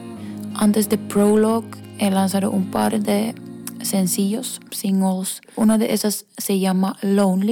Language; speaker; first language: Spanish; non-native, fluent; Finnish